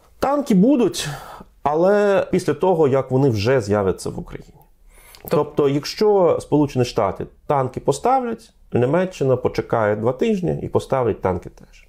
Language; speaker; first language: Ukrainian; non-native, fluent; Russian